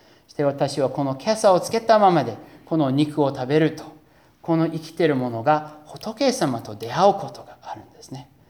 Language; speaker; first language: Japanese; non-native, fluent; English